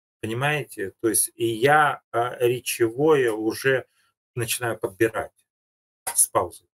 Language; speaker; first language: Russian; native; Russian